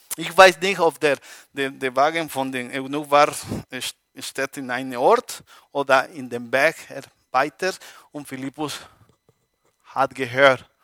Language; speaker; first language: German; non-native, learner; Spanish